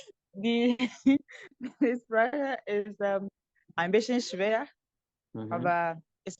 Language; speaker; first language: German; non-native, learner; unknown